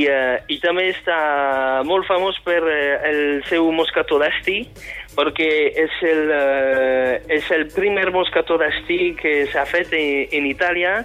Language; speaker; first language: Catalan; non-native, fluent; French